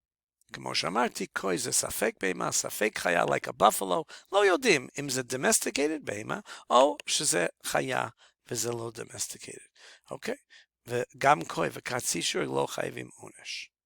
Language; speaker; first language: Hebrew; non-native, fluent; English